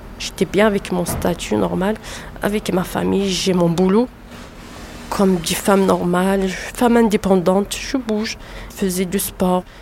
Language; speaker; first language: French; non-native, local second language; Arabic